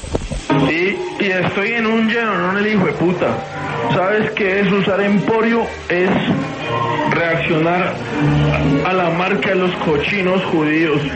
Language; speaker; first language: Spanish; native; Spanish